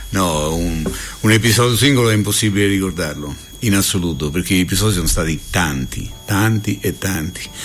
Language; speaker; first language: Italian; native; Italian